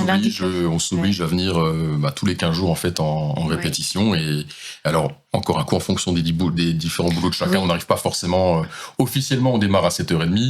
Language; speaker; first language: French; native; French